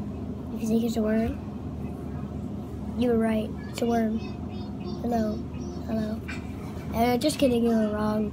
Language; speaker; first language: English; native; English